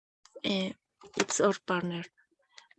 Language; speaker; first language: English; non-native, learner; Spanish